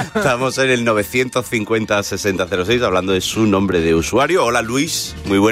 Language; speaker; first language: Spanish; native; Spanish